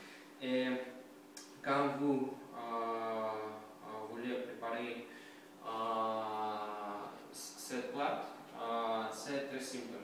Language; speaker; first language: French; non-native, learner; Russian